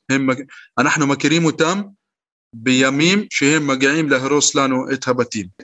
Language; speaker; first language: Hebrew; non-native, local second language; Arabic